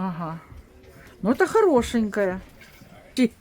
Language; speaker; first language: Russian; native; Russian